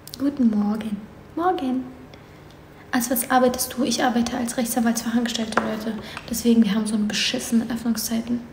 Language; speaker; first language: German; early bilingual, other home language; Polish